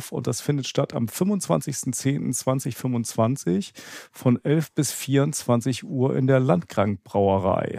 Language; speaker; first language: German; native; German